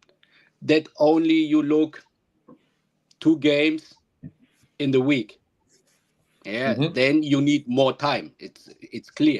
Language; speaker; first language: English; non-native, learner; German